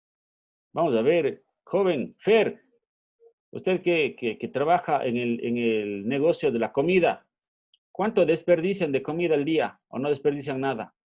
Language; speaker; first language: Spanish; native; Spanish